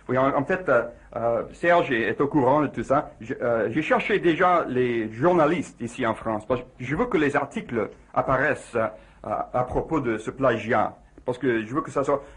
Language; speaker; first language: French; non-native, fluent; English